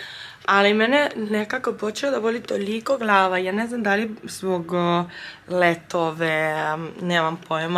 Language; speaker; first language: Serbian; early bilingual, heritage; Serbian